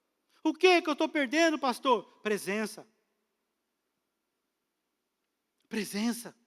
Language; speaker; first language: Portuguese; native; Portuguese